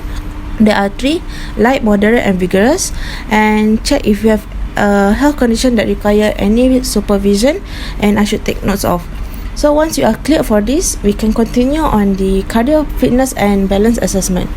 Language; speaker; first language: English; non-native, local second language; Malay